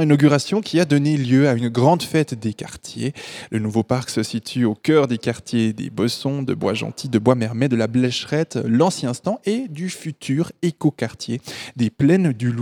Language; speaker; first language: French; native; French